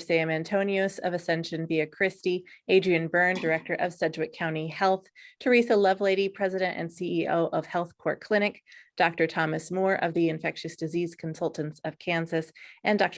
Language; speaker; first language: English; native; English